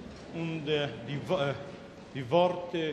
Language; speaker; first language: German; non-native, learner; Italian